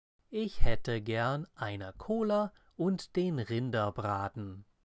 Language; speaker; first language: German; non-native, fluent; English